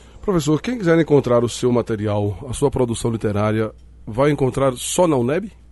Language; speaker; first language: Portuguese; native; Portuguese